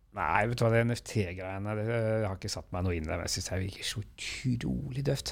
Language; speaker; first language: Norwegian; native; Norwegian